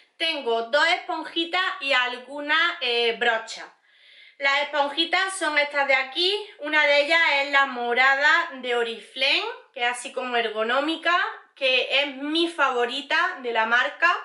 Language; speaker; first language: Spanish; native; Spanish